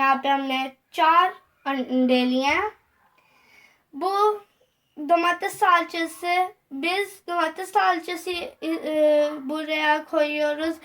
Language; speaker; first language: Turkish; non-native, learner; Hindi